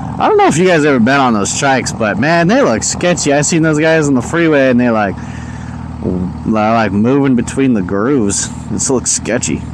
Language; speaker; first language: English; native; English